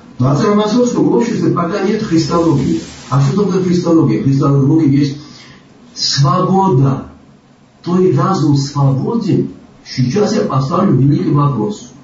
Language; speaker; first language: Russian; non-native, local second language; Georgian